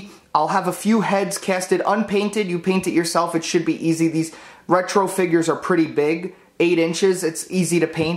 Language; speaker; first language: English; native; English